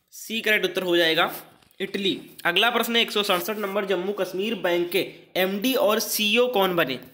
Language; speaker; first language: Hindi; native; Hindi